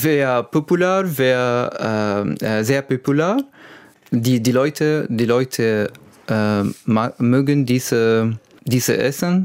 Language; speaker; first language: German; non-native, learner; Arabic